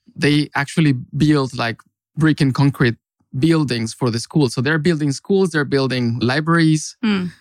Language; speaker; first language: English; non-native, fluent; Spanish